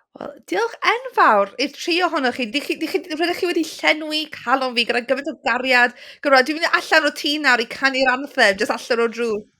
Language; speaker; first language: Welsh; non-native, local second language; English